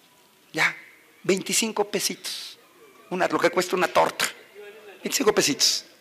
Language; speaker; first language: Spanish; native; Spanish